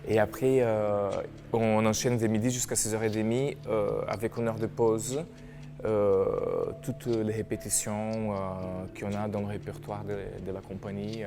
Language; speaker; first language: French; non-native, fluent; Portuguese